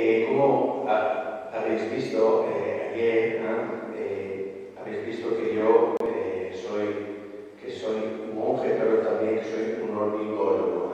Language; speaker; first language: Spanish; non-native, fluent; Italian